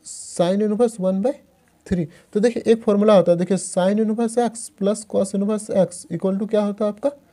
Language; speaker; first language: Hindi; native; Hindi